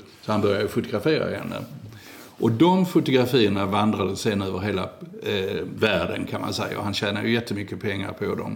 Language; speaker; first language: Swedish; native; Swedish